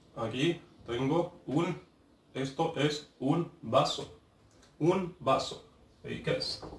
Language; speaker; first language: Spanish; non-native, fluent; Arabic